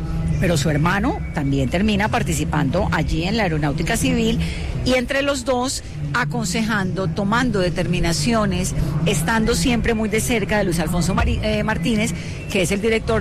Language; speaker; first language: Spanish; native; Spanish